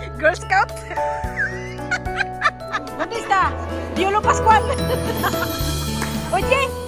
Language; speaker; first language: Spanish; non-native, fluent; Filipino